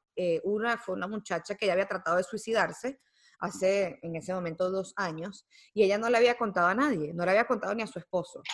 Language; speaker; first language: Spanish; native; Spanish